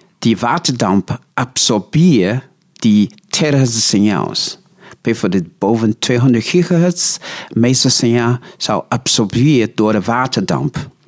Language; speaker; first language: Dutch; non-native, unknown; Chinese